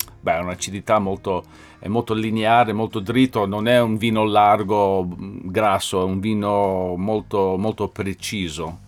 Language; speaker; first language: Italian; non-native, fluent; English